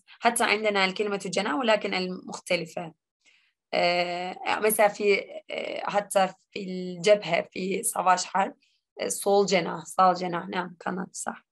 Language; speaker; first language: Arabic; non-native, learner; Turkish